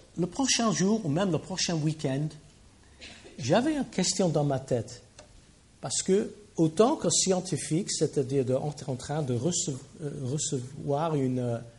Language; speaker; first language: French; non-native, fluent; English